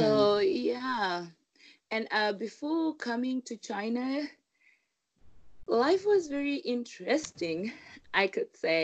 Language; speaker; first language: English; non-native, local second language; Shona